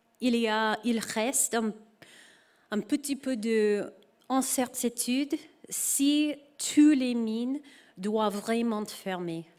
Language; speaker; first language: French; non-native, learner; English